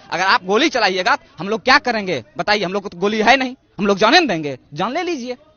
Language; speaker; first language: Hindi; native; Hindi